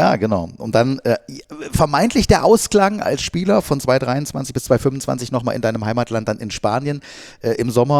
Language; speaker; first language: German; native; German